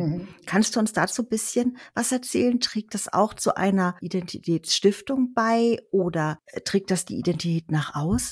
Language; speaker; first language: German; native; German